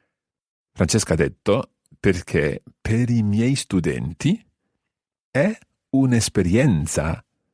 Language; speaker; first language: Italian; non-native, fluent; English